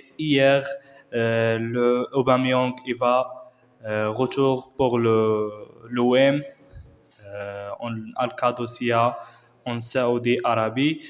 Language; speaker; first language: French; non-native, learner; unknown